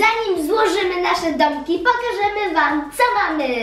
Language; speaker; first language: Polish; early bilingual, heritage; Polish